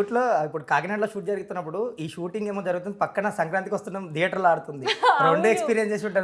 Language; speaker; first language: Telugu; native; Telugu